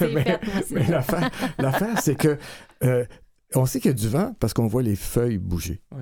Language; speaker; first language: French; native; French